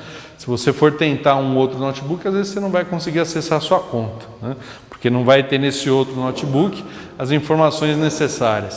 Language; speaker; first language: Portuguese; native; Portuguese